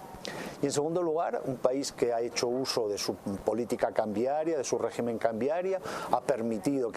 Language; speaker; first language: Spanish; native; Spanish